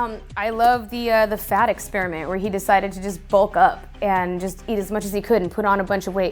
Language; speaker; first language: English; native; English